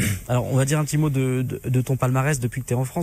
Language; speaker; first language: French; native; French